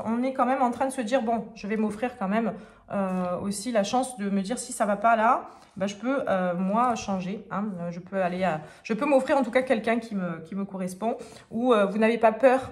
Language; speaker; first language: French; native; French